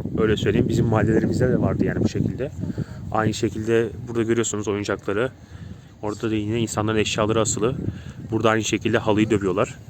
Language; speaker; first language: Turkish; native; Turkish